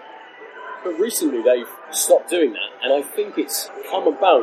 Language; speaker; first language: English; native; English